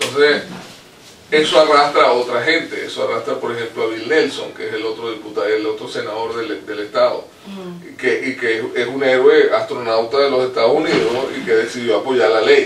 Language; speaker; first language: Spanish; native; Spanish